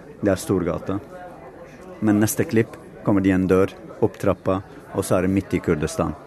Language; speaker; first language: Norwegian; non-native, fluent; Kurdish